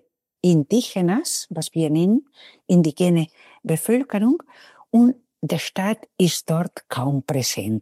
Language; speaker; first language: German; non-native, fluent; Spanish